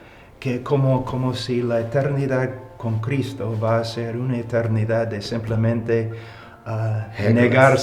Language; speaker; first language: Spanish; non-native, fluent; English